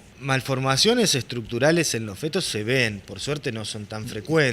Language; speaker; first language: Spanish; native; Spanish